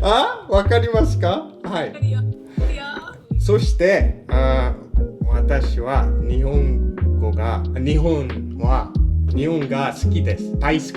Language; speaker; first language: Japanese; non-native, learner; Korean